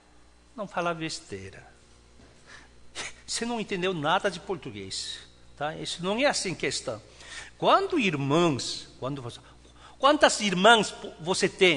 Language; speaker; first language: Portuguese; non-native, fluent; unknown